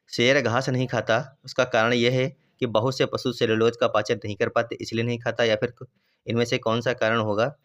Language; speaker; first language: Hindi; native; Hindi